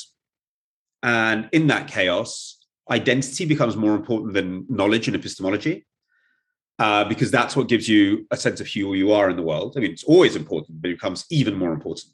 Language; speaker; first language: English; non-native, local second language; Russian